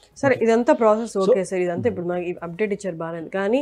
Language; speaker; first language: Telugu; native; Telugu